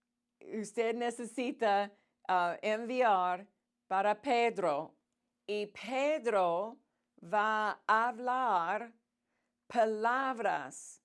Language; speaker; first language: Spanish; non-native, fluent; English